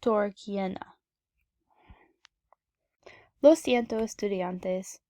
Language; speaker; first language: Spanish; non-native, learner; English